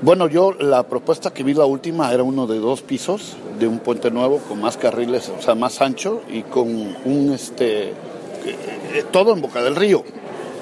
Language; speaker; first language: Spanish; native; Spanish